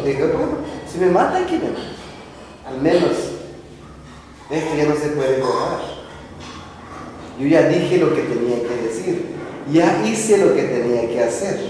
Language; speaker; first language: Spanish; non-native, local second language; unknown